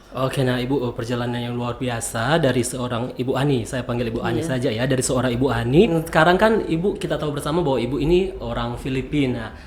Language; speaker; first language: Indonesian; native; Indonesian